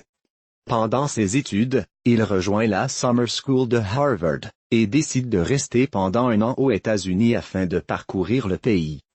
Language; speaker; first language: French; native; French